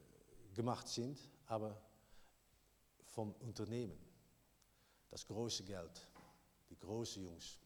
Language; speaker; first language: German; non-native, learner; Dutch